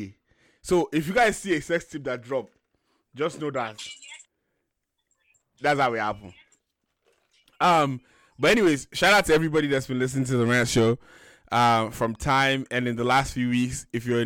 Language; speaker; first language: English; non-native, local second language; Yoruba